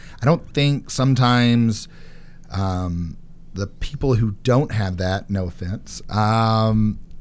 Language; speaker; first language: English; native; English